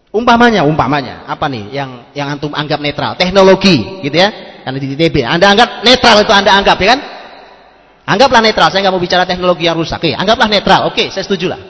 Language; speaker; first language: Indonesian; non-native, local second language; Javanese